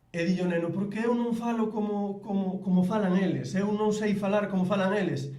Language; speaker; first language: Galician; native; Galician